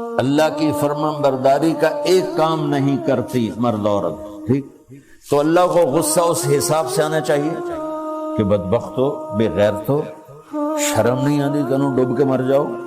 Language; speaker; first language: Urdu; non-native, local second language; Punjabi